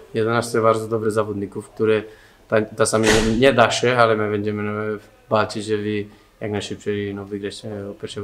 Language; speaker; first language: Polish; non-native, learner; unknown